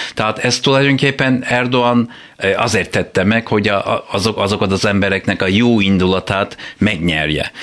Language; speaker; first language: Hungarian; non-native, fluent; Turkish